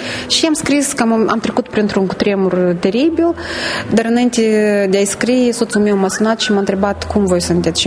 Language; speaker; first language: Romanian; native; Romanian